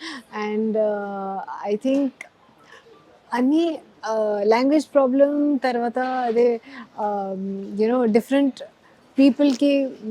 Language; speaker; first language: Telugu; non-native, learner; Hindi